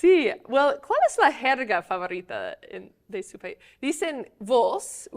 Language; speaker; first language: Spanish; non-native, fluent; English